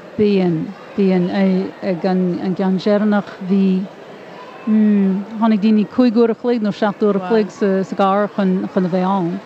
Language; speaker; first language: Irish; non-native, fluent; English